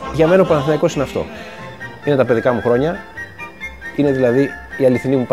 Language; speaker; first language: Greek; native; Greek